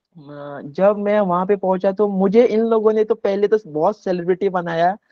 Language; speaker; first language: Hindi; non-native, local second language; Konkani